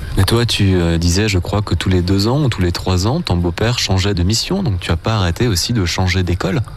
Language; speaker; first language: French; native; French